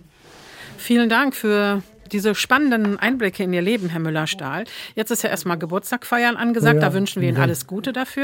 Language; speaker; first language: German; native; German